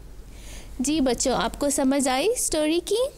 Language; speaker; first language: Urdu; native; Urdu